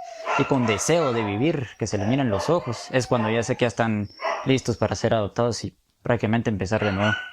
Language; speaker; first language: Spanish; native; Spanish